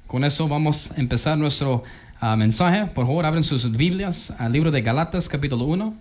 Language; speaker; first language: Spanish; early bilingual, heritage; English